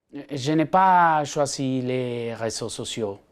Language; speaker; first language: French; non-native, fluent; Spanish